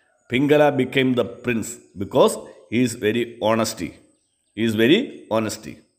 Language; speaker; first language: English; non-native, local second language; Malayalam